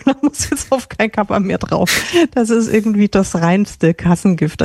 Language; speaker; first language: German; native; German